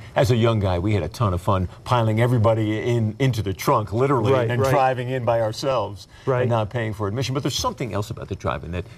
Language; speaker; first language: English; native; English